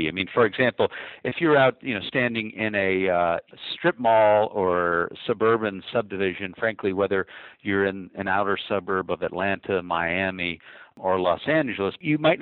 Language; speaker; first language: English; native; English